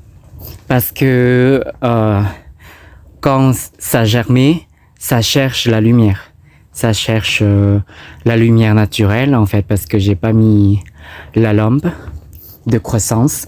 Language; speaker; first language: French; non-native, fluent; Thai